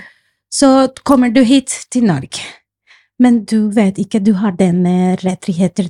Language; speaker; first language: Norwegian; non-native, fluent; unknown